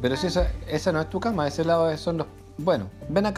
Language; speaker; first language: Spanish; native; Spanish